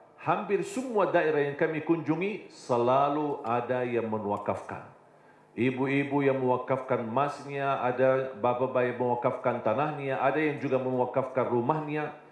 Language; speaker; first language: Indonesian; non-native, fluent; Arabic